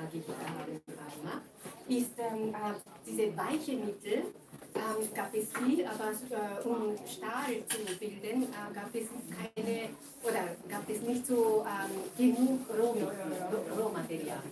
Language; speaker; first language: German; non-native, fluent; Japanese